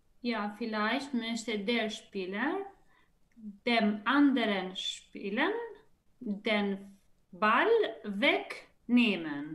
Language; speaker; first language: German; non-native, learner; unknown